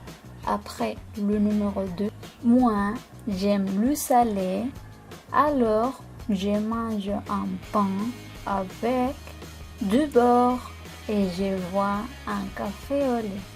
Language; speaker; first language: French; non-native, fluent; Spanish